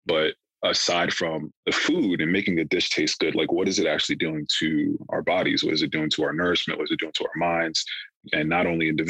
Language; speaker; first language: English; native; English